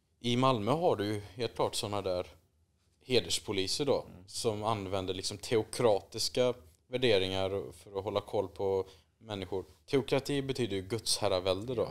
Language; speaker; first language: Swedish; native; Swedish